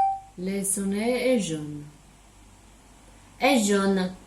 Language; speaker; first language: French; non-native, learner; Chinese